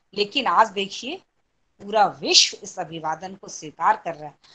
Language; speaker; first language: Hindi; native; Hindi